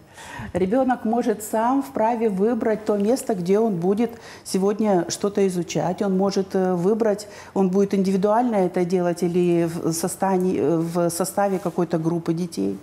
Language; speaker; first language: Russian; native; Russian